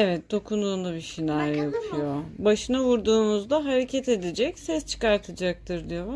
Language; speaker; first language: Turkish; native; Turkish